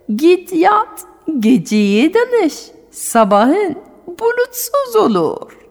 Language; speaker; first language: Turkish; non-native, fluent; French